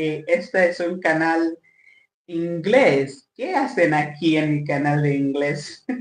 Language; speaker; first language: Spanish; non-native, learner; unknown